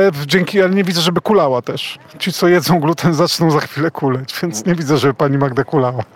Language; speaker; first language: Polish; native; Polish